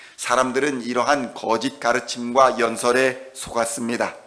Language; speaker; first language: Korean; native; Korean